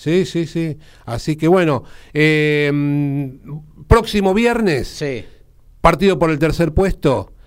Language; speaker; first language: Spanish; native; Spanish